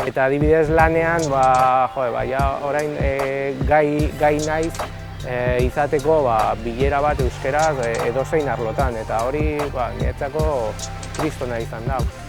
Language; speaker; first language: Basque; non-native, fluent; Spanish